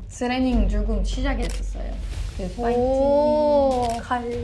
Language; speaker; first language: Korean; non-native, learner; French